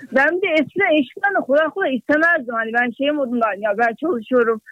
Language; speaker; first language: Turkish; native; Turkish